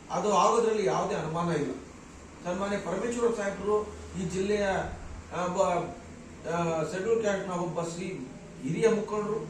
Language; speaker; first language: Kannada; non-native, local second language; Lambadi